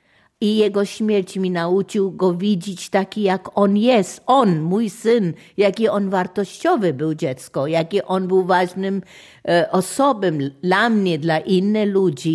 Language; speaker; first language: Polish; non-native, fluent; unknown